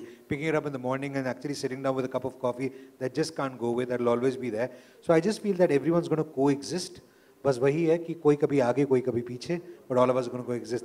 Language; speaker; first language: English; non-native, local second language; Hindi